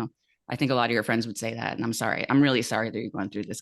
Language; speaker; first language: English; native; English